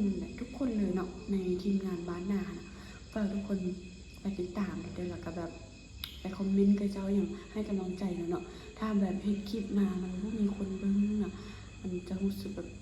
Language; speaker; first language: Thai; non-native, local second language; Lao